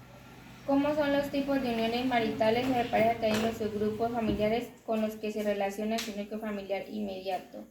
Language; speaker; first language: Spanish; native; Spanish